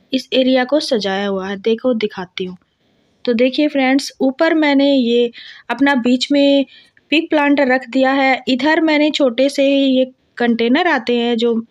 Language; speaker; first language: Hindi; native; Hindi